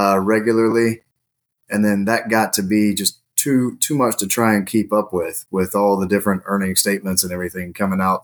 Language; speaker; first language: English; native; English